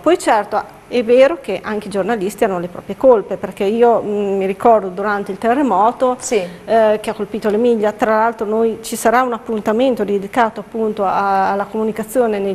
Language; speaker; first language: Italian; native; Italian